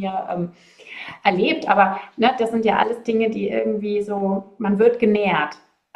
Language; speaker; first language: German; native; German